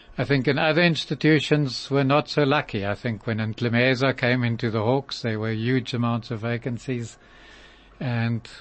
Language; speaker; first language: English; native; English